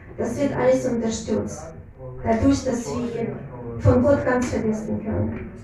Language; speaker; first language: German; non-native, fluent; Russian